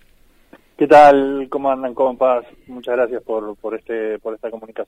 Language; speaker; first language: Spanish; native; Spanish